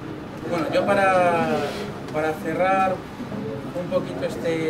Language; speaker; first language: Spanish; native; Spanish